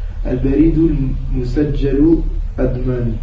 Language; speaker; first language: Arabic; non-native, learner; French